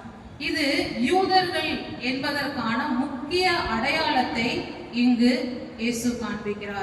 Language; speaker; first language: Tamil; native; Tamil